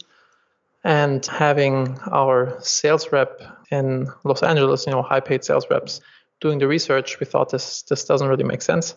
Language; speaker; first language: English; non-native, fluent; German